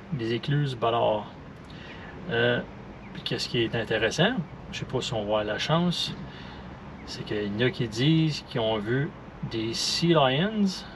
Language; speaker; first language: French; native; French